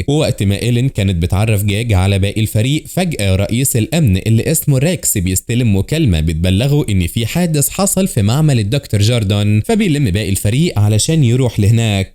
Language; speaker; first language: Arabic; native; Arabic